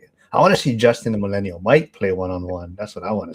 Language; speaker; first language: English; native; English